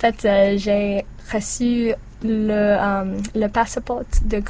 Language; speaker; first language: French; non-native, learner; English